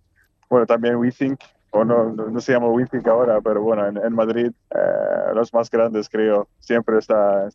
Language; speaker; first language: Spanish; non-native, fluent; Swedish